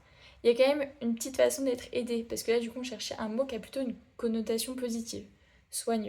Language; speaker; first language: French; native; French